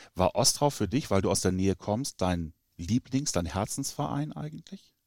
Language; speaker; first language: German; native; German